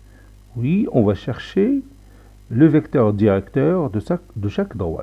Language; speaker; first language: French; non-native, local second language; Arabic